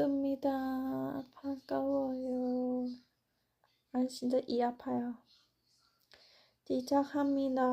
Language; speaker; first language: Korean; non-native, learner; Thai